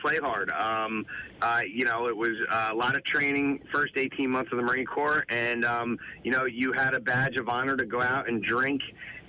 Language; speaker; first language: English; native; English